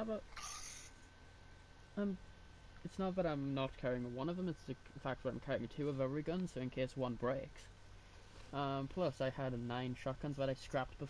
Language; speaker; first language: English; native; English